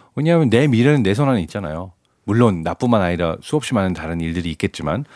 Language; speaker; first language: Korean; early bilingual, other home language; German